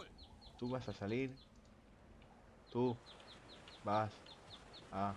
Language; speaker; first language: Spanish; native; Spanish